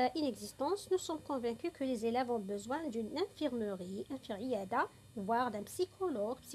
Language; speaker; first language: French; non-native, local second language; Arabic